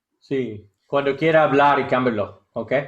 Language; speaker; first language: Spanish; non-native, learner; English